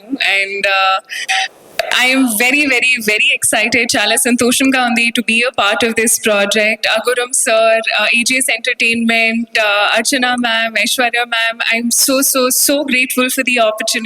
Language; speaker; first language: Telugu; non-native, local second language; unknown